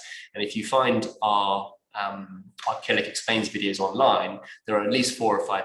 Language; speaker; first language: English; native; English